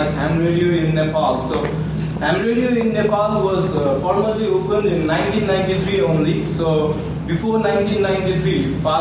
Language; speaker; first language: English; non-native, local second language; Nepali